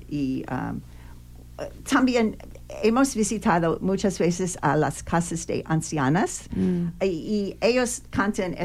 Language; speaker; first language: Spanish; non-native, learner; English